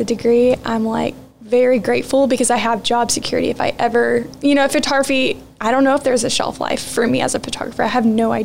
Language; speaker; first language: English; native; English